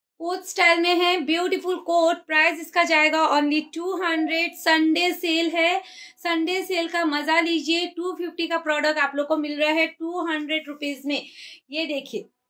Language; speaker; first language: Hindi; native; Hindi